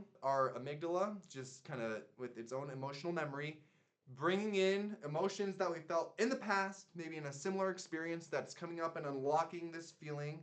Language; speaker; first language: English; native; English